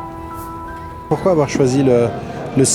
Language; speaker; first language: French; native; French